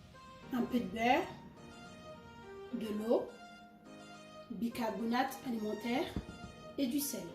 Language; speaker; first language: French; non-native, fluent; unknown